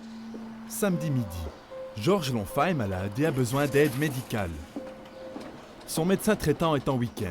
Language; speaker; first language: French; native; French